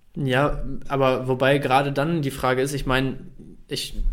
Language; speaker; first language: German; native; German